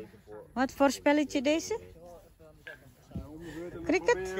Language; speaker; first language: Dutch; non-native, learner; Indonesian